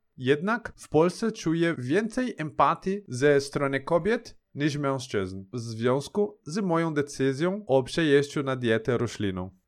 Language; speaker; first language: Polish; non-native, learner; Portuguese